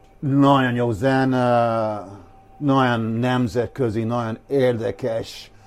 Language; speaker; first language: Hungarian; non-native, fluent; English